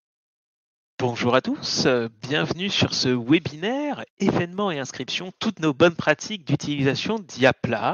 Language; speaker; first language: French; native; French